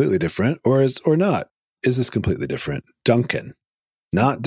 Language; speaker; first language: English; native; English